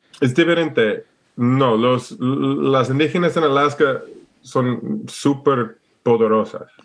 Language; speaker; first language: Spanish; non-native, fluent; English